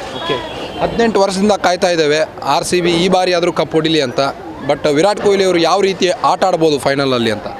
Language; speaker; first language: Kannada; native; Kannada